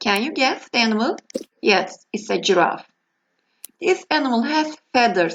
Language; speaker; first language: English; non-native, fluent; Turkish